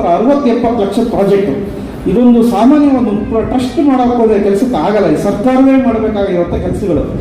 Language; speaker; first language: Kannada; native; Kannada